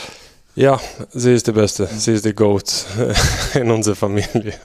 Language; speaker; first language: German; non-native, fluent; Swedish